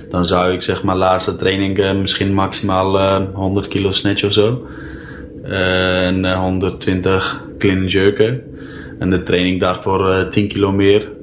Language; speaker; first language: Dutch; early bilingual, heritage; Dutch